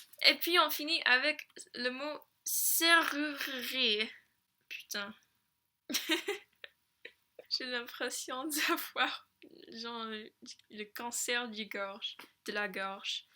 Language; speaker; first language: French; non-native, fluent; English